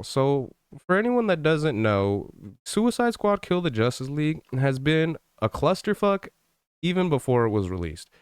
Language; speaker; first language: English; native; English